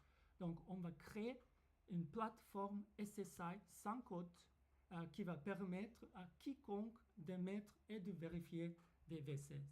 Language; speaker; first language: French; non-native, fluent; Japanese